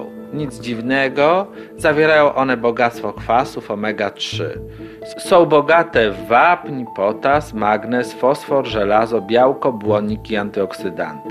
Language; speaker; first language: Polish; native; Polish